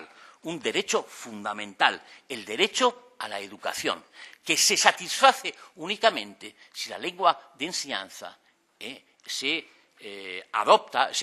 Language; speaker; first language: Spanish; native; Spanish